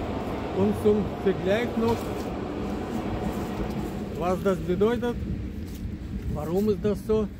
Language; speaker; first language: German; non-native, fluent; Russian